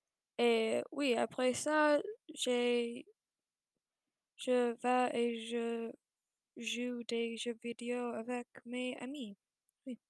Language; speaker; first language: French; non-native, learner; English